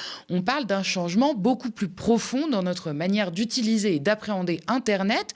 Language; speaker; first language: French; native; French